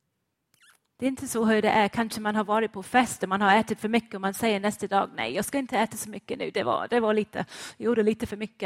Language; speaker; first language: Swedish; non-native, fluent; English